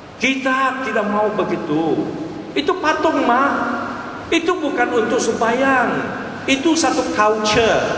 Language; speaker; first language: Malay; non-native, local second language; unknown